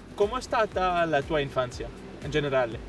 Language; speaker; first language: Italian; non-native, learner; Dutch